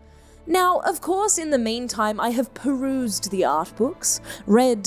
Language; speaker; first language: English; native; English